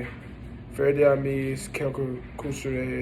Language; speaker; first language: French; non-native, learner; English